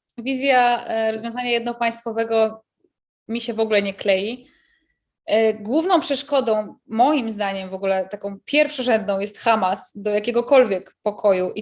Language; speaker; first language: Polish; native; Polish